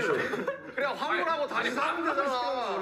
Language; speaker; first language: Korean; native; Korean